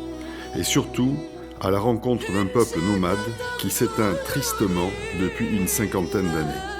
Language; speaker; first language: French; native; French